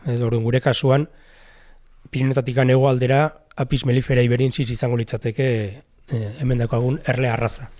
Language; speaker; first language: Basque; native; Basque